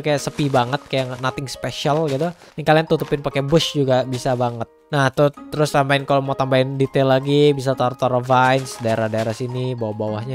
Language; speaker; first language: Indonesian; native; Indonesian